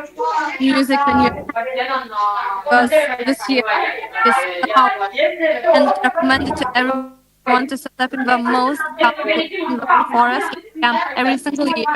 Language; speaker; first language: English; non-native, fluent; Ukrainian